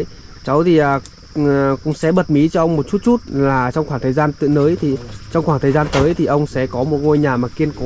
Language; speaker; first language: Vietnamese; native; Vietnamese